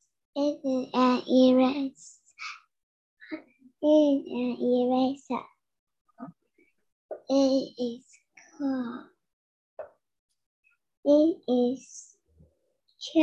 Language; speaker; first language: English; non-native, learner; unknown